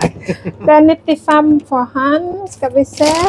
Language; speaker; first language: Norwegian; non-native, learner; Thai